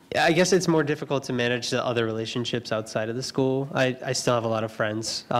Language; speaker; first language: English; native; English